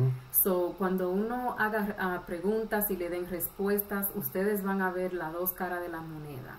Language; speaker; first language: Spanish; early bilingual, heritage; Spanish